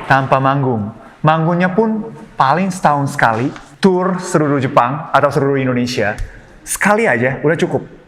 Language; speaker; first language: Indonesian; non-native, fluent; Japanese